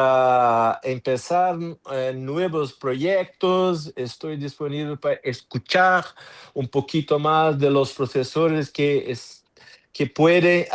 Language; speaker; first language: Spanish; non-native, fluent; Portuguese